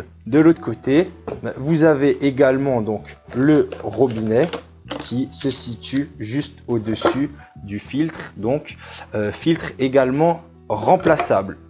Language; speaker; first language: French; native; French